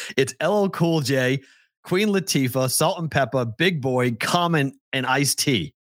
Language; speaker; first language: English; native; English